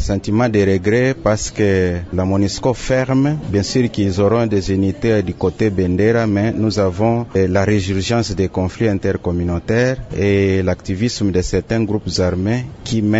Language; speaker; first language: French; non-native, local second language; Swahili